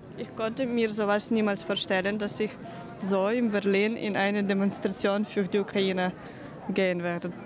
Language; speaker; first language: German; non-native, fluent; Ukrainian